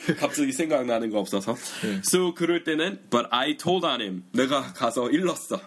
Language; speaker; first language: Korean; non-native, fluent; English